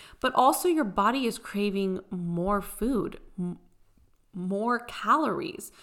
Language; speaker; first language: English; early bilingual, other home language; Persian